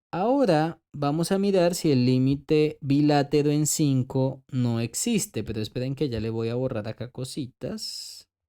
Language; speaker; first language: Spanish; native; Spanish